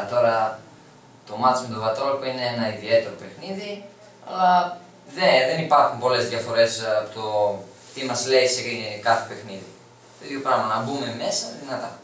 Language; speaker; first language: Greek; early bilingual, other home language; Albanian